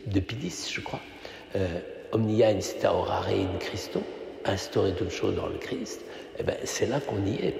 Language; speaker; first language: French; native; French